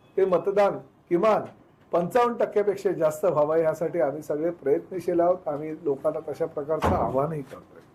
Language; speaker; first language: Marathi; native; Marathi